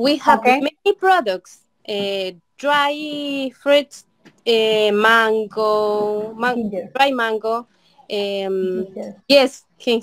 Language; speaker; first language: English; non-native, learner; Spanish